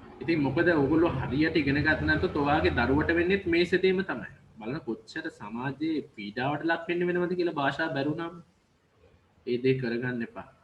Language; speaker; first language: Sinhala; native; Sinhala